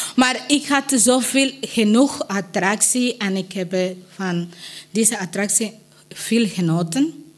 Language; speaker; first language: Dutch; non-native, learner; Spanish